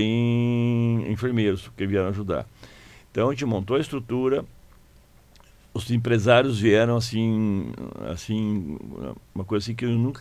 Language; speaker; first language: Portuguese; native; Portuguese